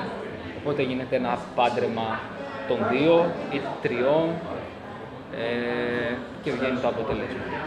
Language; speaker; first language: Greek; early bilingual, other home language; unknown